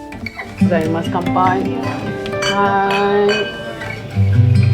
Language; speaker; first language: Japanese; non-native, learner; Filipino